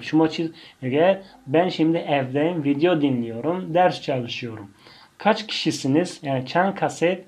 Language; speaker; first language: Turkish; non-native, fluent; Tajik